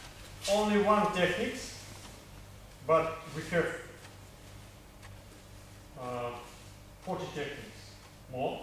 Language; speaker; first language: English; non-native, learner; Russian